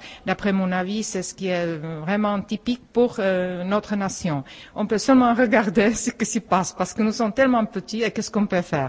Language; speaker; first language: French; non-native, fluent; Czech